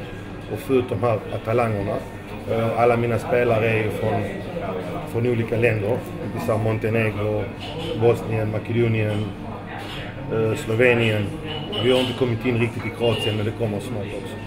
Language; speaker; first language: Swedish; early bilingual, other home language; Macedonian